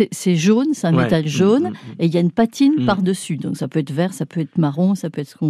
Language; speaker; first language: French; native; French